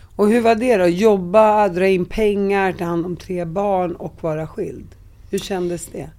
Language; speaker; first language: Swedish; early bilingual, other home language; Arabic